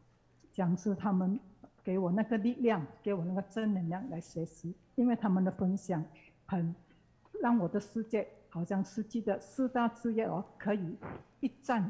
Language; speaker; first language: Chinese; non-native, learner; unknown